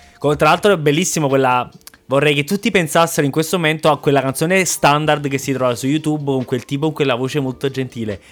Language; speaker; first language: Italian; native; Italian